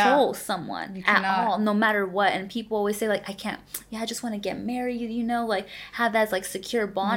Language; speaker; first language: English; early bilingual, other home language; Spanish